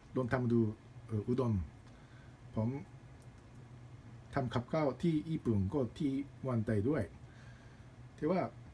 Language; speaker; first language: Thai; non-native, learner; Japanese